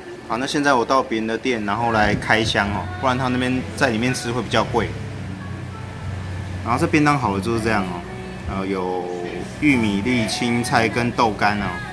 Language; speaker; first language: Chinese; native; Chinese